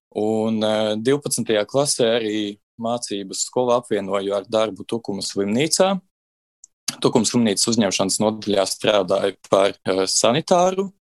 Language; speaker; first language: Latvian; native; Latvian